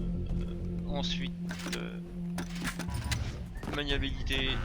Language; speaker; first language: French; native; French